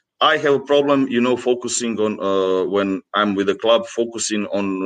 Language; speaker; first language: English; non-native, fluent; Greek